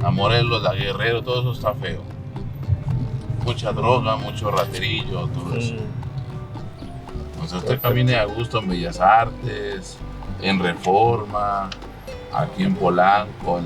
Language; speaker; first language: Spanish; native; Spanish